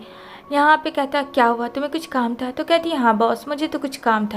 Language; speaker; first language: Hindi; native; Hindi